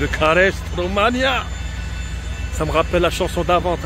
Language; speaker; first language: French; non-native, local second language; Arabic